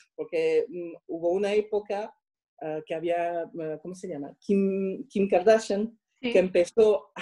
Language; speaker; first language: Spanish; non-native, fluent; French